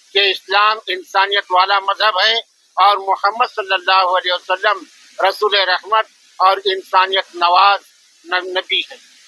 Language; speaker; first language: Urdu; native; Urdu